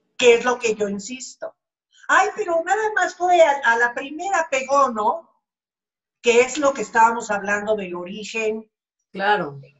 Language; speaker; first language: Spanish; native; Spanish